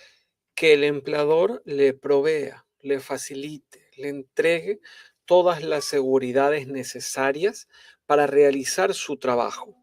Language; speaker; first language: Spanish; native; Spanish